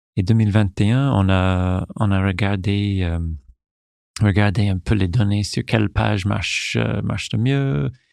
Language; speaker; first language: French; non-native, local second language; English